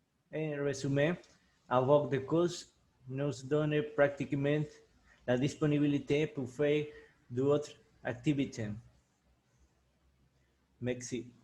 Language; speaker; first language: French; non-native, learner; Spanish